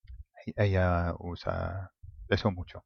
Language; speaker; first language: Spanish; non-native, fluent; English